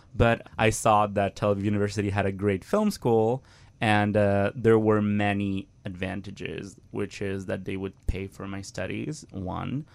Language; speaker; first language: English; non-native, fluent; Italian